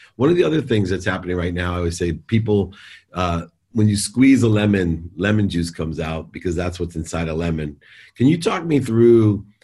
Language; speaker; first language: English; native; English